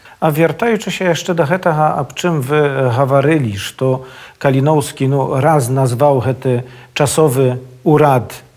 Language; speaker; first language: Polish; non-native, local second language; Belarusian